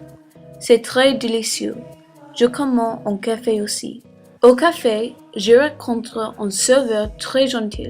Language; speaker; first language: French; non-native, learner; English